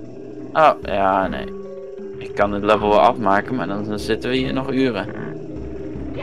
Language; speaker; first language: Dutch; native; Dutch